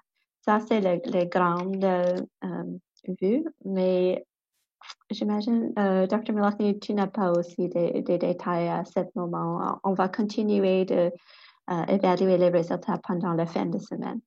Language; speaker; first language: French; non-native, local second language; English